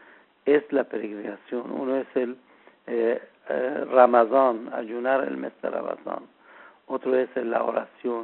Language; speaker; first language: Spanish; non-native, learner; Persian